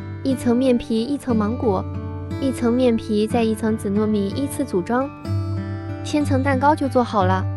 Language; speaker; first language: Chinese; native; Chinese